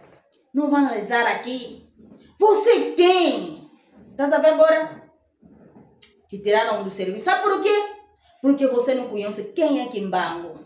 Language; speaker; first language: Portuguese; non-native, fluent; Lingala